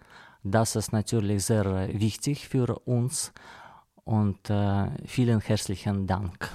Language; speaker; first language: German; non-native, learner; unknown